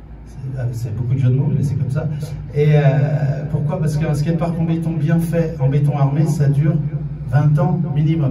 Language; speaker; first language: French; native; French